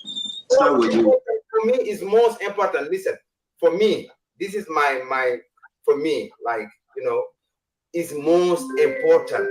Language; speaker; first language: English; non-native, learner; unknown